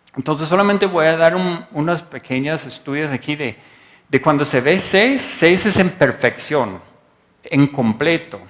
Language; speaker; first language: Spanish; non-native, fluent; English